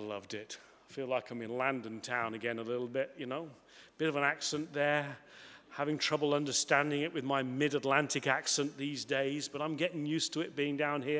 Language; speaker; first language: English; native; English